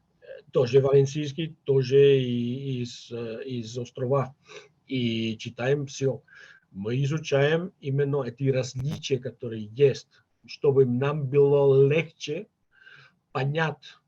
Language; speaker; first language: Russian; non-native, fluent; Catalan